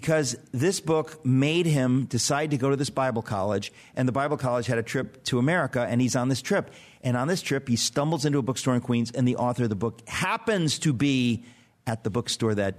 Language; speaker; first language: English; native; English